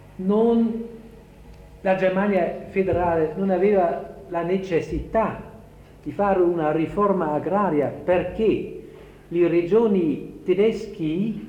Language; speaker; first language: Italian; non-native, fluent; German